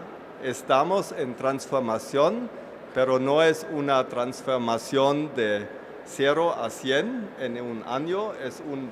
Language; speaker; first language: Spanish; non-native, fluent; German